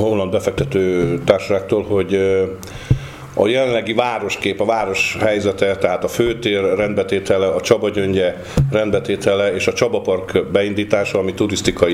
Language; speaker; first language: Hungarian; native; Hungarian